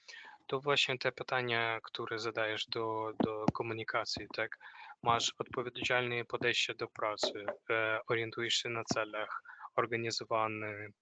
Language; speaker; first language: Polish; non-native, fluent; Ukrainian